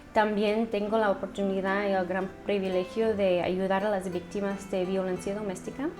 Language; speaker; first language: Spanish; non-native, fluent; English